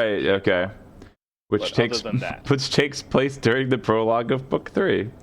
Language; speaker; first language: English; native; English